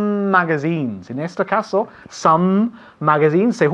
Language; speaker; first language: Spanish; non-native, fluent; English